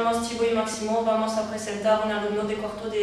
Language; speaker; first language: Spanish; non-native, learner; French